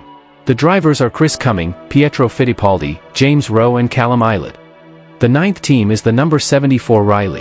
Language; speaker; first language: English; non-native, fluent; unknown